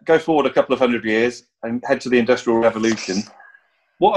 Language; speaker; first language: English; native; English